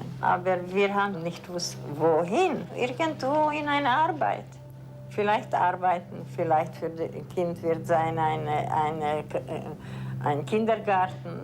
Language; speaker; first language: German; non-native, fluent; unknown